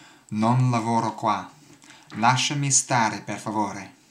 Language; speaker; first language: Italian; non-native, learner; English